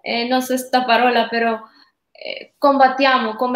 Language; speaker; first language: Italian; non-native, learner; Spanish